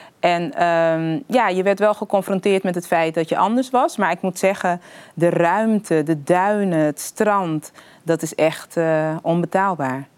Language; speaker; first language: Dutch; early bilingual, other home language; Papiamento